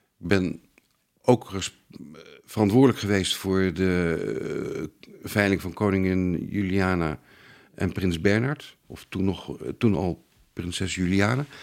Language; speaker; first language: Dutch; native; Dutch